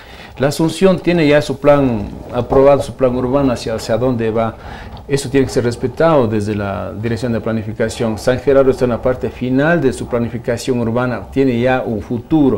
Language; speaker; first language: Spanish; native; Spanish